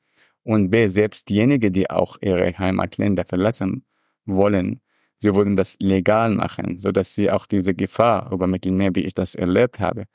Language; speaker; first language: German; non-native, fluent; Arabic